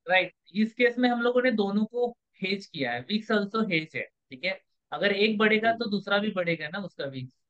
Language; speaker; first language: Hindi; non-native, local second language; Marathi